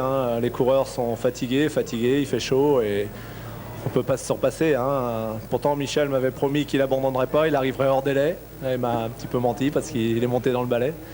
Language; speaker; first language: French; native; French